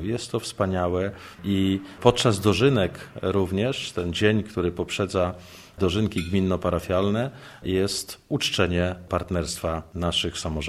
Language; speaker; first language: Polish; native; Polish